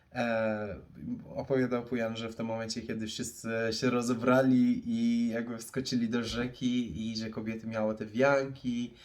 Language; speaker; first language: Polish; non-native, fluent; Persian